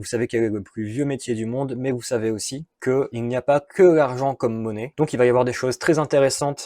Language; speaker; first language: French; native; French